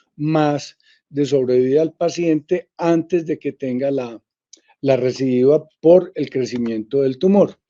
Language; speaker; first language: Spanish; native; Spanish